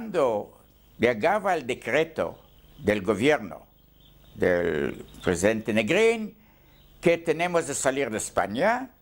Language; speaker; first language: Spanish; non-native, learner; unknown